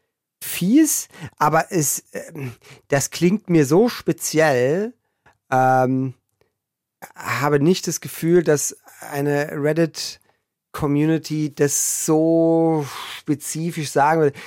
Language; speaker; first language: German; native; German